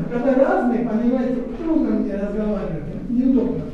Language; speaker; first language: Russian; non-native, local second language; Georgian